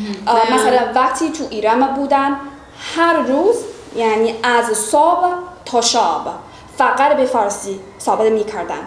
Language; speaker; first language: Persian; non-native, fluent; Chinese